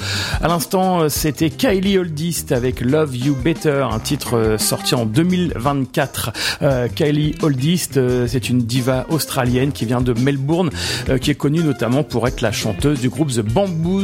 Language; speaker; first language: French; native; French